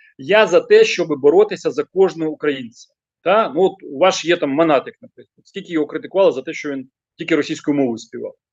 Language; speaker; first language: Ukrainian; non-native, local second language; Russian